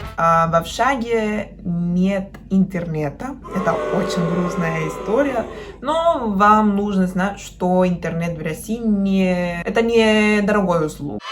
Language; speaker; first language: Russian; non-native, fluent; Spanish